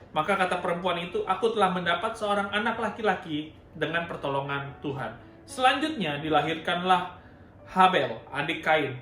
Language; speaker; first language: Indonesian; native; Indonesian